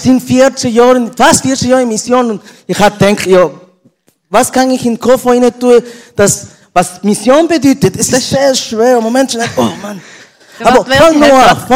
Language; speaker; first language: German; non-native, learner; Spanish